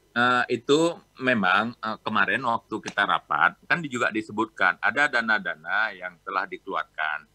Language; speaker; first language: Indonesian; non-native, local second language; Achinese